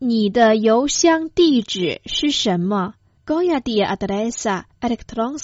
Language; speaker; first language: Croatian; non-native, fluent; Chinese